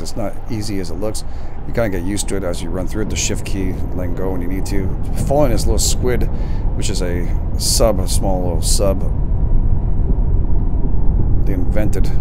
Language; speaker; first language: English; native; English